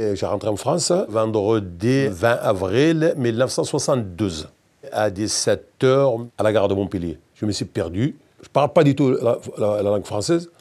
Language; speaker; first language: French; non-native, local second language; Berber languages